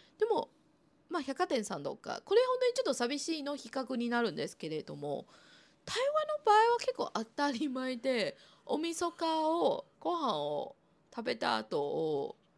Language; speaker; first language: Japanese; non-native, fluent; Chinese